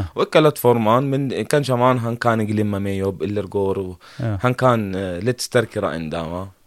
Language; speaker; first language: Norwegian; non-native, fluent; Arabic